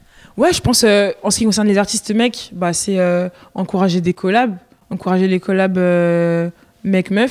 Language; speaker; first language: French; native; French